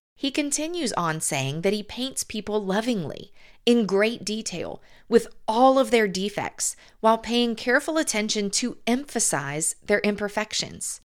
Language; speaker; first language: English; native; English